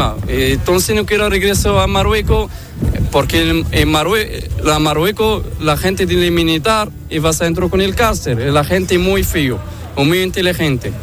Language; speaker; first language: Spanish; non-native, learner; Arabic